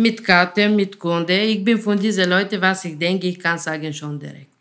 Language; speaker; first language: German; non-native, learner; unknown